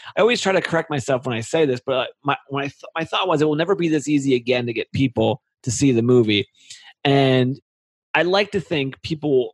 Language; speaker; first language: English; native; English